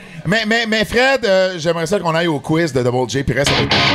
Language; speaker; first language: French; native; French